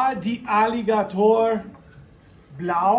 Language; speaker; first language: German; non-native, fluent; English